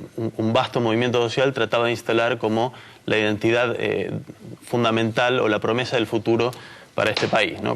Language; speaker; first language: Spanish; native; Spanish